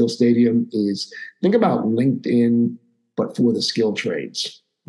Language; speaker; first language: English; native; English